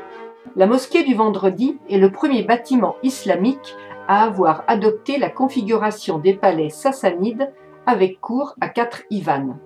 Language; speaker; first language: French; native; French